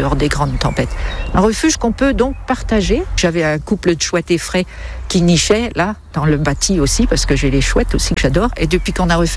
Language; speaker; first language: French; native; French